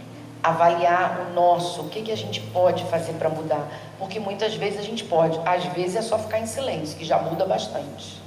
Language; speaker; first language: Portuguese; native; Portuguese